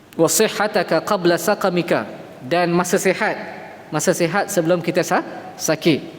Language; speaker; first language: Malay; native; Malay